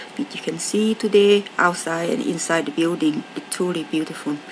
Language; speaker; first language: English; non-native, learner; Thai